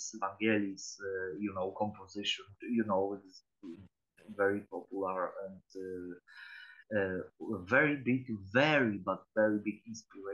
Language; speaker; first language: English; non-native, learner; Polish